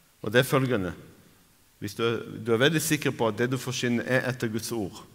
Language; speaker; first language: Norwegian; non-native, fluent; Arabic